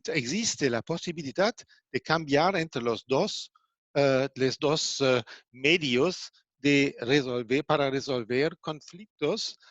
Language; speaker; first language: Spanish; non-native, fluent; German